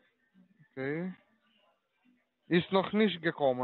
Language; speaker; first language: German; non-native, learner; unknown